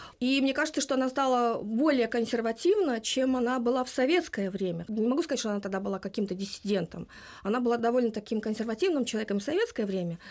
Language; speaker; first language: Russian; non-native, local second language; Lithuanian